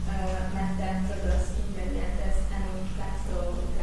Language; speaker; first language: Spanish; non-native, learner; Hungarian